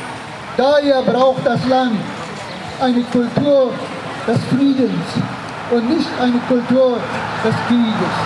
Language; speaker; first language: German; non-native, fluent; Persian